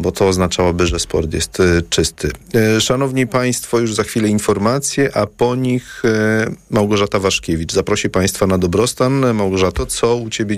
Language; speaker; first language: Polish; native; Polish